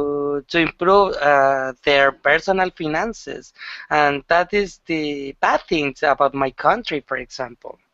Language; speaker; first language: English; non-native, learner; Spanish